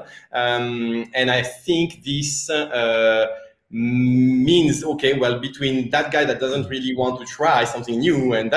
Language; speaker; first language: English; non-native, fluent; French